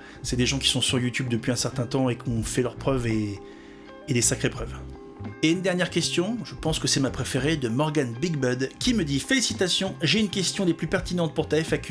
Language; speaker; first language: French; native; French